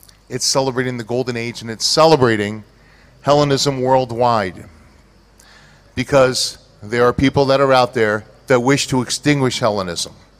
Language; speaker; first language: English; early bilingual, other home language; Greek